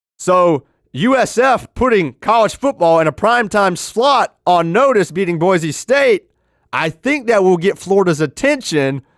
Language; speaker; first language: English; native; English